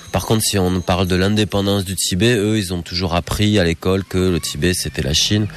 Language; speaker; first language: French; native; French